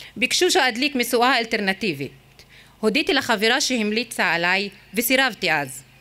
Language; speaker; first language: Hebrew; non-native, local second language; Arabic